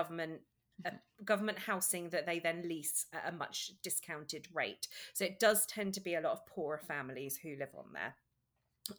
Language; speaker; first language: English; native; English